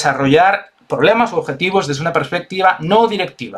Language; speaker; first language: Spanish; native; Spanish